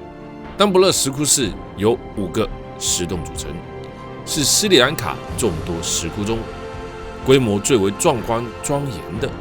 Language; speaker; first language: Chinese; native; Chinese